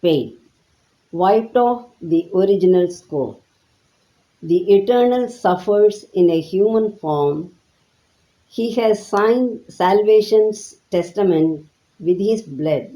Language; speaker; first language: English; non-native, local second language; Tamil